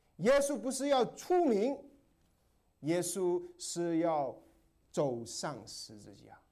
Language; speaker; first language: Chinese; non-native, local second language; Cantonese